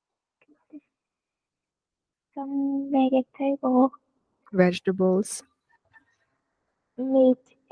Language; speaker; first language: English; non-native, learner; Vietnamese